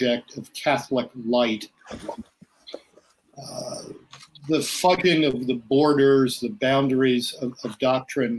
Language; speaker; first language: English; native; English